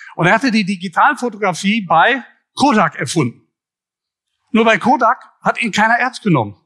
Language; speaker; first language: German; native; German